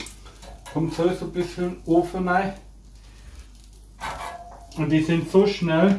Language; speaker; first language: German; non-native, fluent; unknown